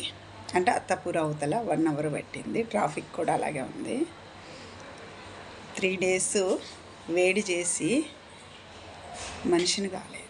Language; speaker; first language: Telugu; native; Telugu